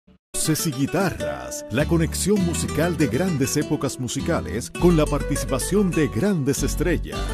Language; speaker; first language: Spanish; native; Spanish